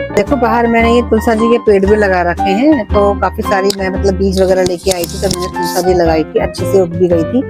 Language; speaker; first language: Hindi; native; Hindi